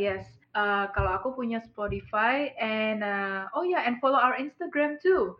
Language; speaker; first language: English; non-native, fluent; Indonesian